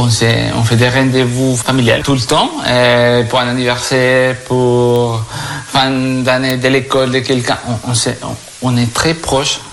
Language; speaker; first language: French; non-native, fluent; Spanish